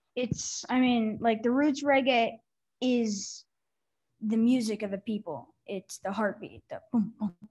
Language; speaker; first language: English; native; English